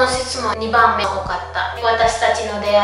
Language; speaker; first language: Japanese; non-native, fluent; Indonesian